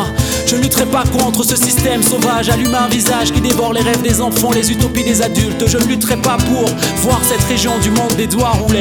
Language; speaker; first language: French; native; French